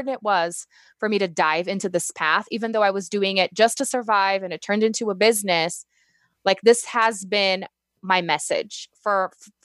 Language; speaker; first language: English; non-native, fluent; Portuguese